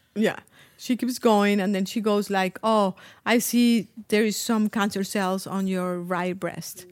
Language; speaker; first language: English; non-native, fluent; Spanish